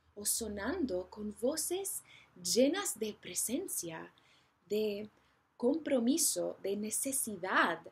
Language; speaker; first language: Spanish; non-native, fluent; English